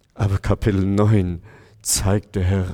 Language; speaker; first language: German; non-native, fluent; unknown